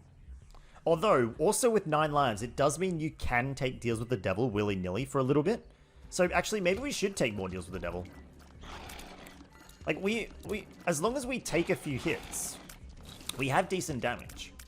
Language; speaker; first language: English; native; English